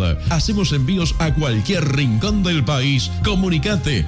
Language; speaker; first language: Spanish; native; Spanish